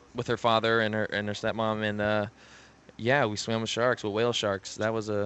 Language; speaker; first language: English; native; English